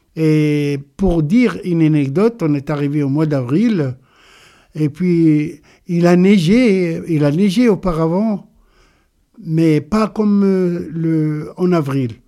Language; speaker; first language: French; non-native, local second language; Arabic